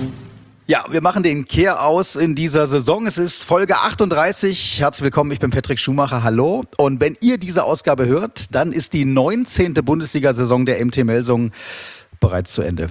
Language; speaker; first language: German; native; German